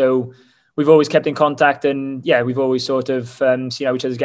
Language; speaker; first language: English; native; English